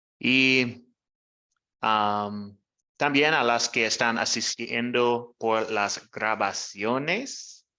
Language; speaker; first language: Spanish; non-native, learner; English